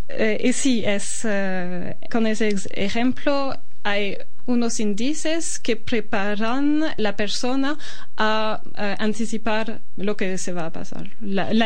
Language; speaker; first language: Spanish; non-native, fluent; Albanian